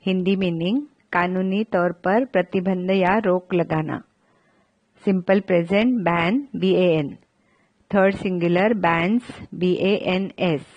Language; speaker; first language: Hindi; non-native, local second language; Marathi